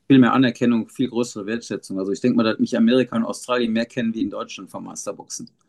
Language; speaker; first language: German; native; German